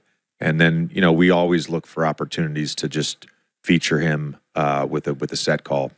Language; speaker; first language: English; native; English